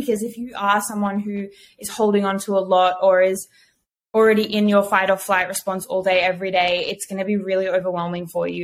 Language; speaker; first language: English; native; English